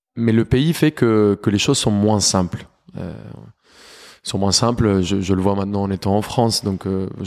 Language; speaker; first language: French; non-native, fluent; Spanish